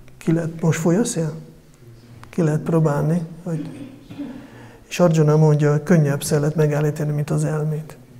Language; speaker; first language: Hungarian; non-native, fluent; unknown